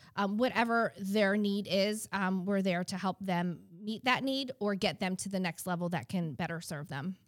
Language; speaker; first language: English; native; English